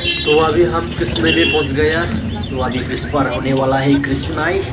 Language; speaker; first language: Hindi; non-native, local second language; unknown